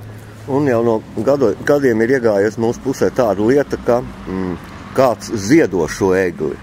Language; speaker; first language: Latvian; native; Latvian